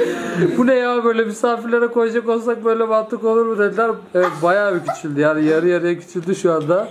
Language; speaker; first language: Turkish; native; Turkish